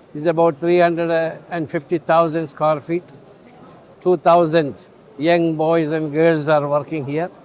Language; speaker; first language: English; non-native, local second language; Malayalam